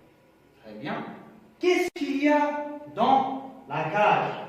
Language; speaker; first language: French; non-native, local second language; Arabic